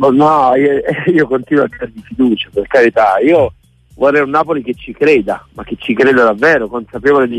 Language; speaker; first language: Italian; native; Italian